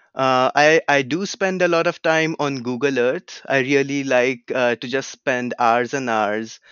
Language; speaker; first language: English; non-native, local second language; Marathi